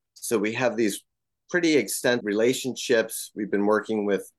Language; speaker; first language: English; native; English